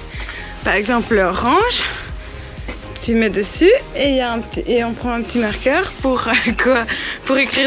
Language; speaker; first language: French; native; French